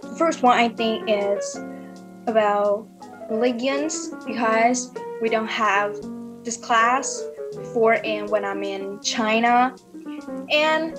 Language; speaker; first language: English; early bilingual, other home language; Indonesian